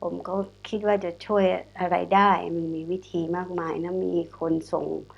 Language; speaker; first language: Thai; non-native, local second language; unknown